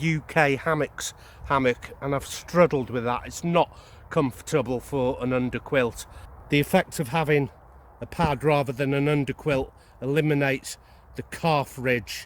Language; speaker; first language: English; native; English